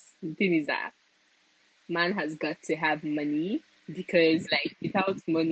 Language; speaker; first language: English; non-native, local second language; Igbo